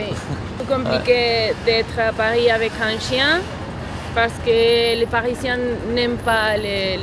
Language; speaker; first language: French; non-native, learner; Spanish